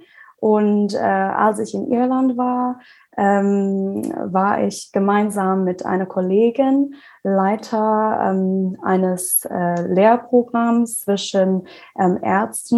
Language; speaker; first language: German; non-native, fluent; English